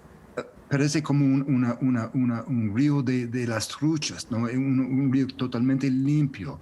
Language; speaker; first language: Spanish; non-native, fluent; English